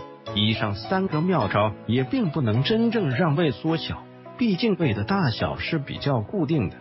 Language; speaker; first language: Chinese; native; Chinese